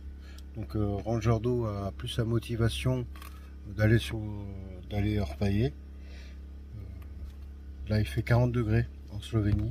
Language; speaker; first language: French; native; French